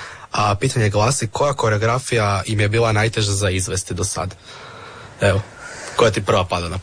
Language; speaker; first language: Serbian; native; Serbian